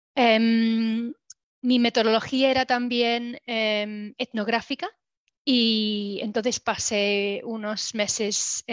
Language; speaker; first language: Spanish; non-native, fluent; English